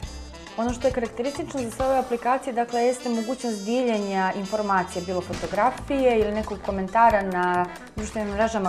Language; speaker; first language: Croatian; native; Croatian